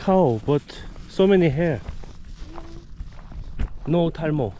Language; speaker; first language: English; non-native, learner; Korean